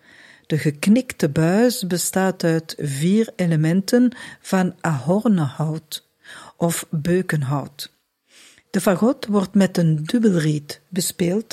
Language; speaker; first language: Dutch; native; Dutch